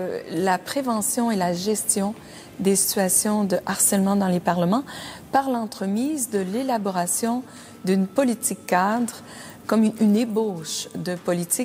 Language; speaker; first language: French; native; French